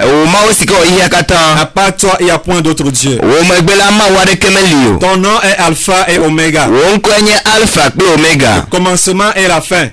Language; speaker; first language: French; non-native, local second language; Ewe